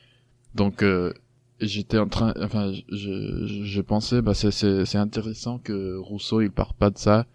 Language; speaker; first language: French; non-native, fluent; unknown